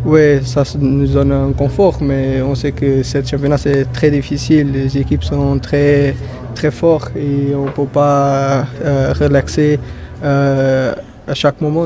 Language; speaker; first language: French; non-native, fluent; Portuguese